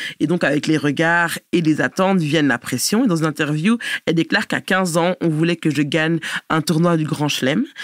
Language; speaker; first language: French; native; French